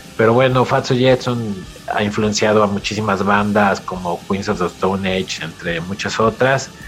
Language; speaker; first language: English; non-native, fluent; Spanish